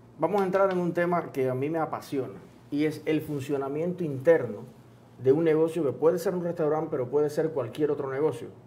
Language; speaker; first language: Spanish; native; Spanish